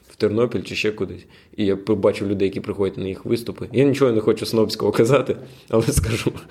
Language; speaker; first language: Ukrainian; non-native, local second language; Russian